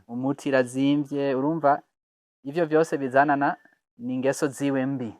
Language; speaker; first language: Rundi; non-native, fluent; English